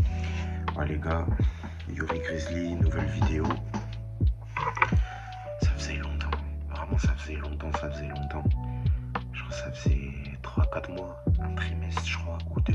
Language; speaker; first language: French; native; French